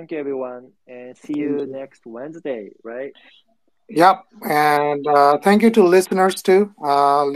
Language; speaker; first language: English; non-native, learner; Japanese